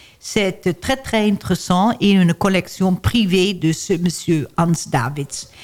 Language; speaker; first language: French; non-native, learner; Dutch